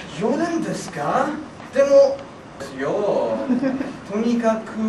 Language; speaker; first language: Japanese; non-native, learner; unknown